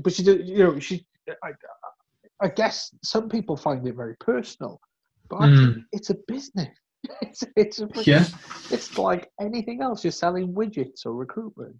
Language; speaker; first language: English; native; English